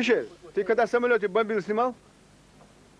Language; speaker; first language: Russian; non-native, local second language; Chechen